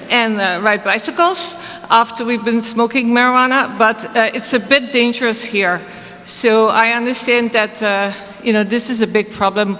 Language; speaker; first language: English; non-native, fluent; Dutch